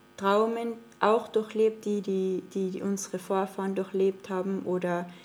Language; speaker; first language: German; native; German